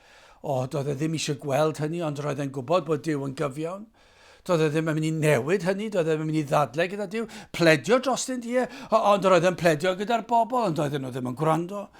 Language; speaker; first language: Welsh; native; Welsh